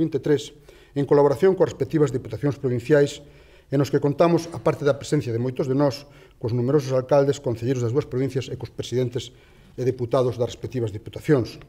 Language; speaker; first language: Galician; native; Galician